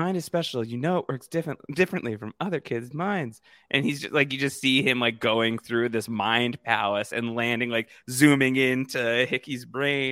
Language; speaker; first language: English; native; English